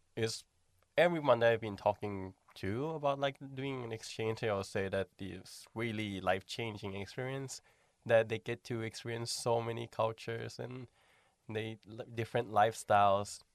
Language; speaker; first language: English; non-native, fluent; Thai